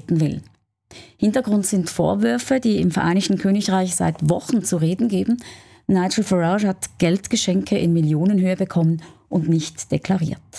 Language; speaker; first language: German; native; German